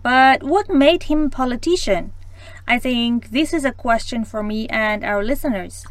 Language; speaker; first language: English; non-native, fluent; Persian